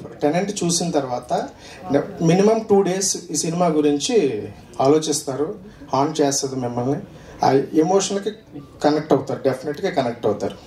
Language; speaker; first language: Telugu; native; Telugu